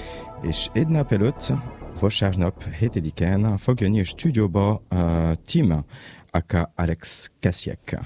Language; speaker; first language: Hungarian; non-native, learner; French